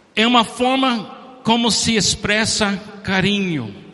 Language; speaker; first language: Portuguese; non-native, fluent; English